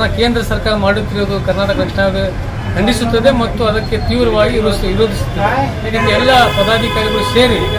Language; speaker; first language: Kannada; native; Kannada